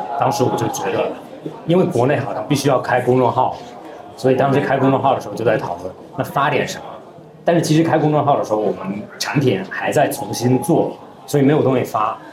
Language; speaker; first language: Chinese; early bilingual, heritage; Chinese